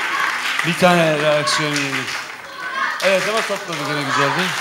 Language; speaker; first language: Turkish; native; Turkish